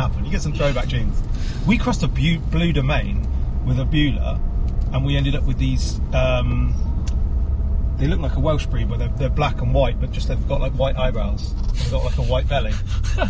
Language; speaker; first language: English; native; English